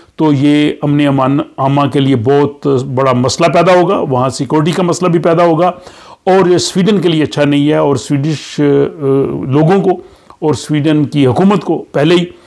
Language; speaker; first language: Urdu; native; Urdu